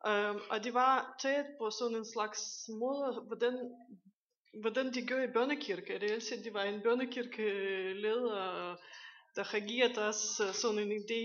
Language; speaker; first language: Danish; non-native, fluent; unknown